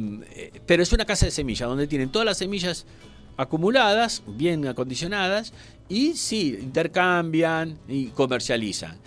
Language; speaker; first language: Spanish; native; Spanish